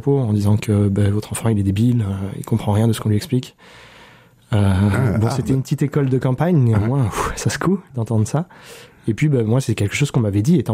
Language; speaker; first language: French; native; French